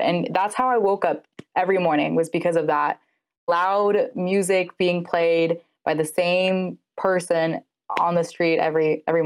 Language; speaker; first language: English; native; English